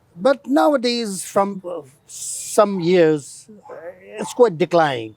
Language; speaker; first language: English; non-native, local second language; Nepali